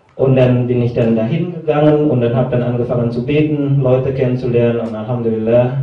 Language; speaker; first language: German; non-native, fluent; Indonesian